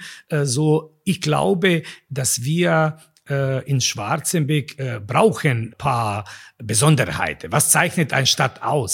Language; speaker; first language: German; non-native, fluent; Bosnian